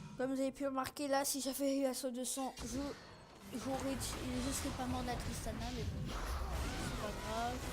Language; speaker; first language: French; native; French